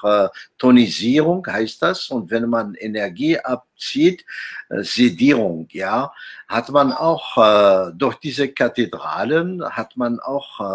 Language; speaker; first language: German; non-native, fluent; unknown